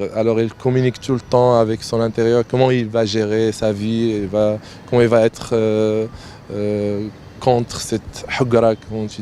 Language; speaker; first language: French; non-native, local second language; Arabic